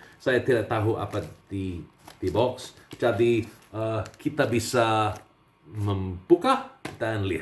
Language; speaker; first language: Indonesian; non-native, learner; English